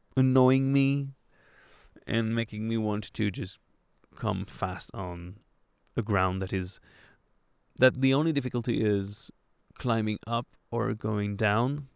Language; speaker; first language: English; non-native, fluent; French